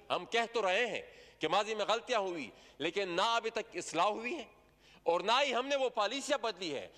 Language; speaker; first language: Urdu; non-native, local second language; Pashto